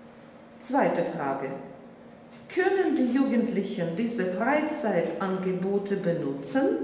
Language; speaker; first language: German; non-native, fluent; Russian